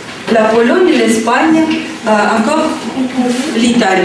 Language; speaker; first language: French; non-native, fluent; Russian